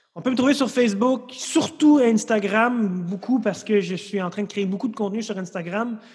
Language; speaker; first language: French; native; French